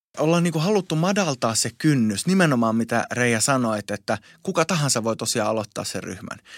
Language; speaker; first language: Finnish; native; Finnish